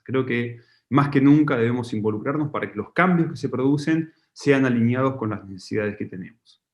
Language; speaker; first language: Spanish; native; Spanish